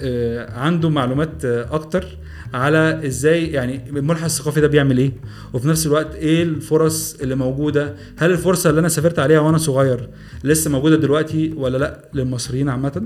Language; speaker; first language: Arabic; native; Arabic